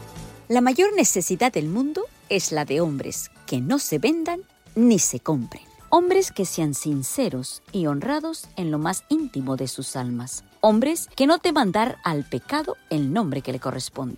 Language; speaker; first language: Spanish; native; Spanish